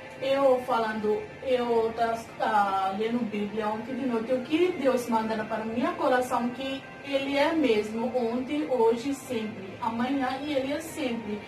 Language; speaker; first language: Portuguese; non-native, learner; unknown